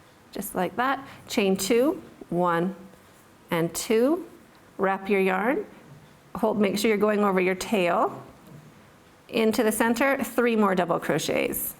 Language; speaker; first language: English; native; English